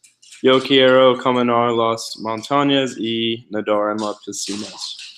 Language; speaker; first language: Spanish; non-native, learner; English